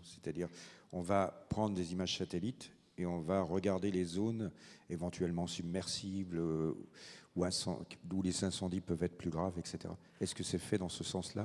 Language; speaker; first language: French; native; French